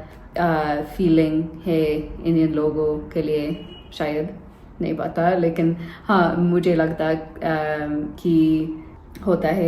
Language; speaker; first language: Hindi; non-native, learner; English